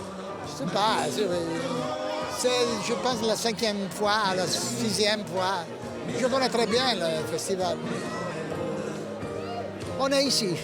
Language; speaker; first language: French; non-native, fluent; Italian